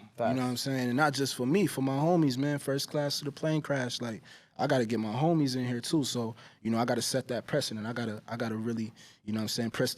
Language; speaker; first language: English; native; English